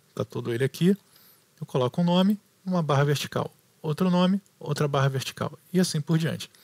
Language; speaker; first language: Portuguese; native; Portuguese